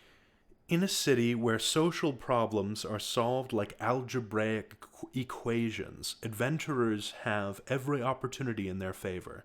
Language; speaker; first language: English; native; English